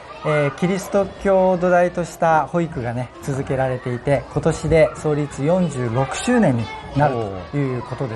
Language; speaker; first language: Japanese; native; Japanese